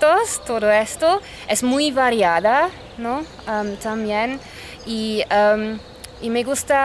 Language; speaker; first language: Spanish; non-native, fluent; German